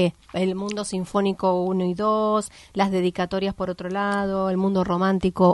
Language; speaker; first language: Spanish; native; Spanish